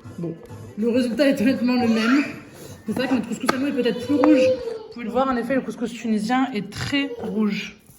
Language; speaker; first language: French; early bilingual, other home language; Arabic